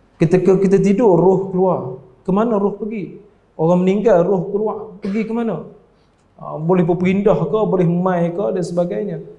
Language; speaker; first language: Malay; native; Malay